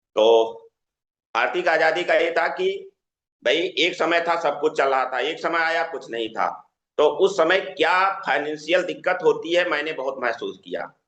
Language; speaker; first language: Hindi; native; Hindi